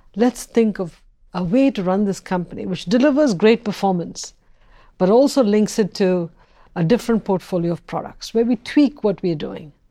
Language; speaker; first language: English; non-native, local second language; Tamil